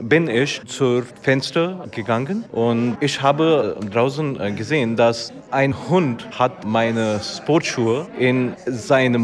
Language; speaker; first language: German; non-native, learner; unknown